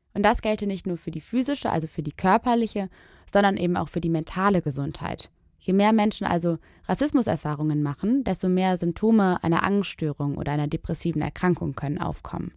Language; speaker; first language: German; native; German